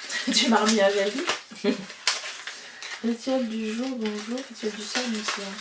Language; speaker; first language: French; native; French